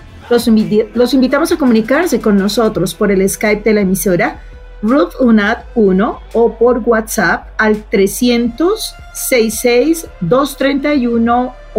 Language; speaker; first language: Spanish; native; Spanish